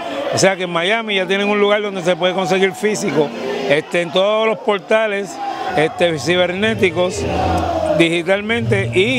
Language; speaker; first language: Spanish; native; Spanish